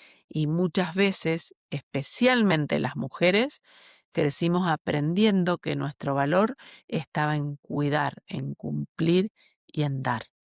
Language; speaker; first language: Spanish; native; Spanish